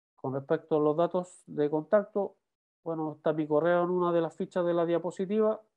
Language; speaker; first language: Spanish; native; Spanish